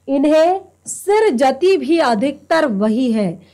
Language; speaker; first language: Hindi; native; Hindi